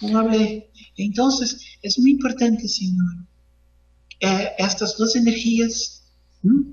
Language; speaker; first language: Spanish; non-native, fluent; Portuguese